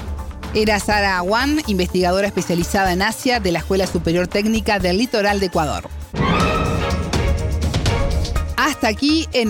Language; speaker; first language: Spanish; native; Spanish